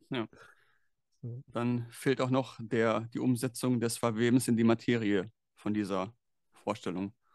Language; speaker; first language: German; native; German